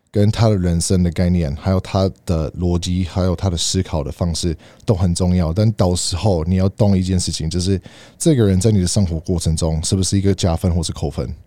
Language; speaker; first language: Chinese; early bilingual, heritage; Chinese